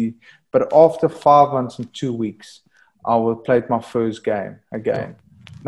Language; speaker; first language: English; non-native, local second language; Afrikaans